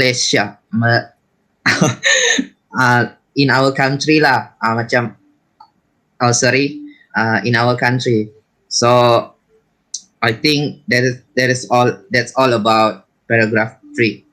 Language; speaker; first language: English; non-native, learner; Malay